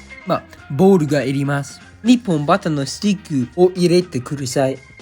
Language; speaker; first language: Japanese; non-native, learner; English